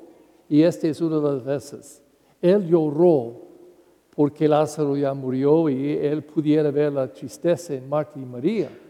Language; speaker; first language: Spanish; non-native, learner; English